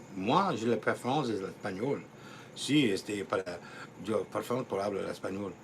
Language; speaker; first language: French; non-native, learner; English